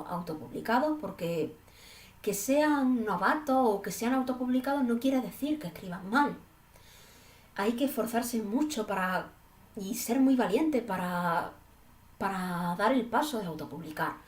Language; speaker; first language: Spanish; native; Spanish